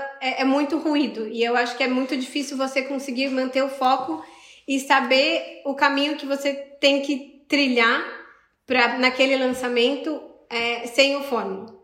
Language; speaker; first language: Portuguese; native; Portuguese